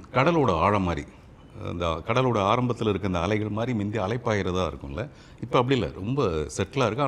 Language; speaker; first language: Tamil; non-native, local second language; Telugu